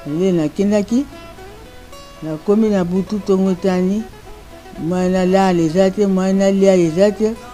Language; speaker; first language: Lingala; non-native, local second language; Kongo